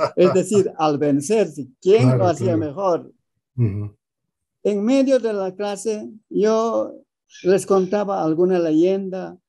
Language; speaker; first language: Spanish; early bilingual, other home language; Aymara